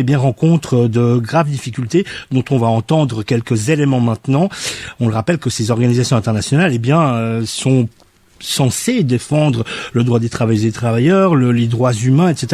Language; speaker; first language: French; native; French